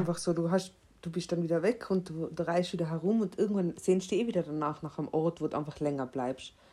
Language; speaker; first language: German; native; German